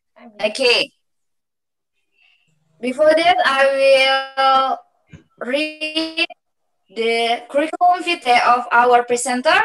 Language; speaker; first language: English; non-native, learner; Indonesian